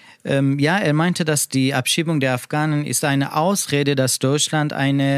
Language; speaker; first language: German; non-native, learner; Persian